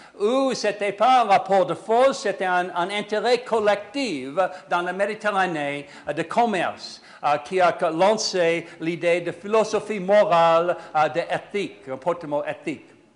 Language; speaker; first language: French; non-native, fluent; English